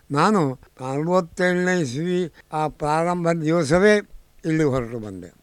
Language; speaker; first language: Kannada; non-native, local second language; Tulu